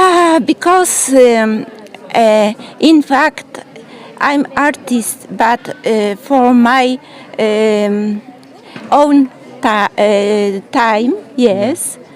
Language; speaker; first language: English; non-native, learner; Polish